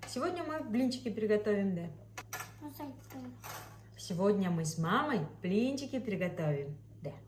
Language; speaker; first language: Russian; non-native, local second language; Kazakh